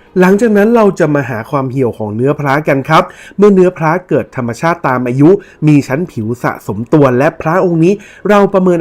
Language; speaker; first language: Thai; native; Thai